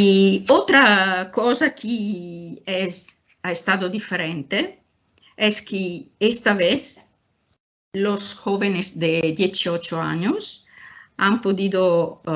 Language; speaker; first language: Spanish; non-native, fluent; Italian